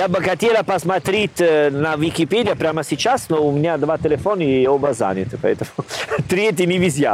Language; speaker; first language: Russian; non-native, learner; Italian